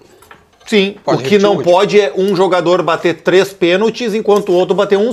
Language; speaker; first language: Portuguese; native; Portuguese